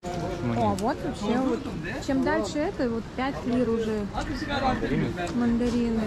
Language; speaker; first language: Russian; native; Russian